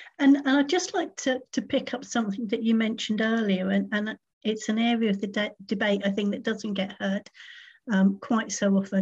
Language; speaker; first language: English; native; English